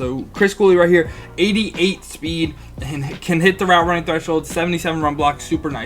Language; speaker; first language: English; native; English